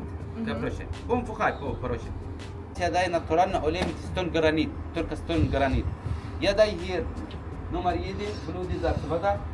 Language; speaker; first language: Polish; non-native, learner; Arabic